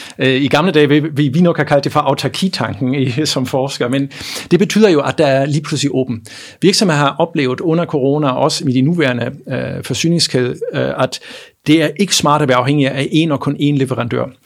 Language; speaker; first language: Danish; non-native, fluent; German